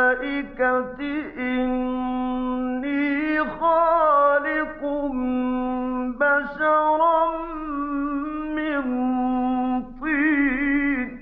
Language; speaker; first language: Arabic; native; Arabic